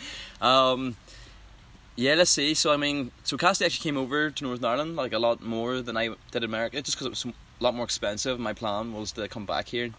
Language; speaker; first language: English; native; English